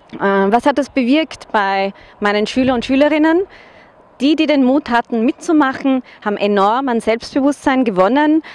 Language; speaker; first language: German; native; German